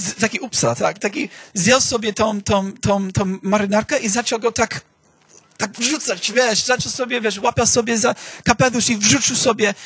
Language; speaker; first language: Polish; non-native, fluent; English